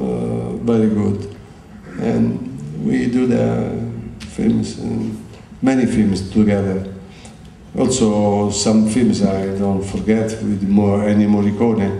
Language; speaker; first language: English; non-native, learner; Italian